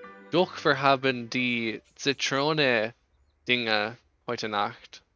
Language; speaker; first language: German; non-native, learner; English